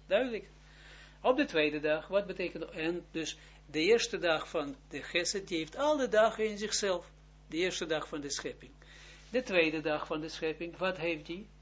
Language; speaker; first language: Dutch; non-native, fluent; Hebrew